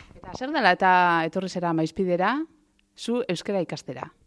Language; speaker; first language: Basque; native; Basque